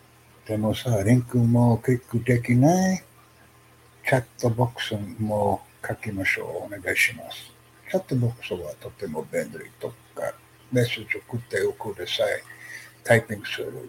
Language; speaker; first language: Japanese; non-native, learner; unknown